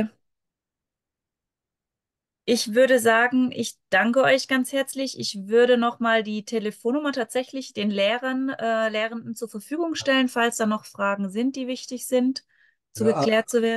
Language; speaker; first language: German; native; German